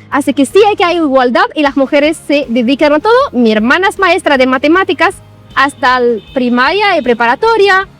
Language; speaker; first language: Spanish; non-native, fluent; Arabic